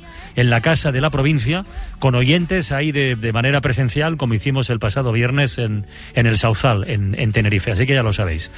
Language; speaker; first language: Spanish; native; Spanish